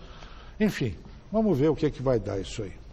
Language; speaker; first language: Portuguese; native; Portuguese